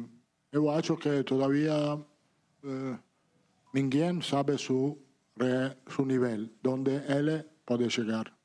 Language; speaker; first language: Portuguese; non-native, learner; Italian